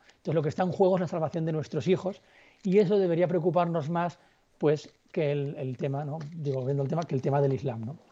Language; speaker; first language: Spanish; native; Spanish